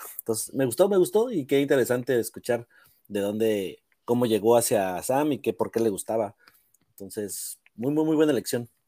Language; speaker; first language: Spanish; native; Spanish